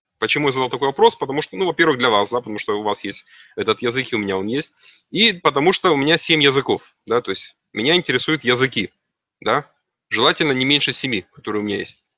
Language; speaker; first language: Russian; native; Russian